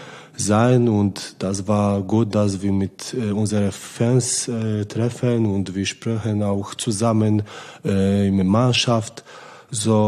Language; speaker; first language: German; non-native, learner; Polish